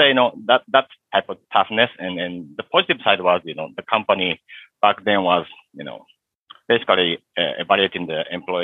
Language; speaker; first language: English; non-native, fluent; Japanese